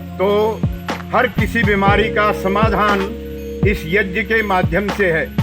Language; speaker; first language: Hindi; native; Hindi